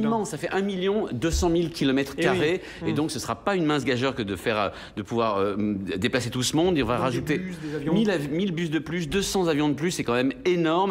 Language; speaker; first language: French; native; French